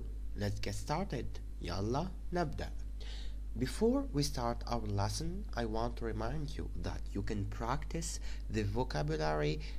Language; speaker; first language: English; non-native, fluent; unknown